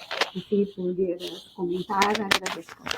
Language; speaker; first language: Spanish; non-native, fluent; Portuguese